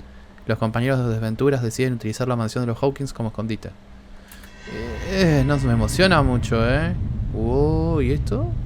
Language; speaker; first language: Spanish; native; Spanish